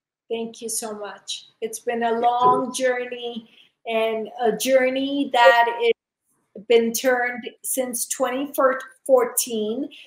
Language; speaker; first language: English; early bilingual, other home language; Urdu